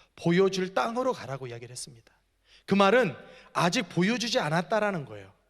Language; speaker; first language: Korean; native; Korean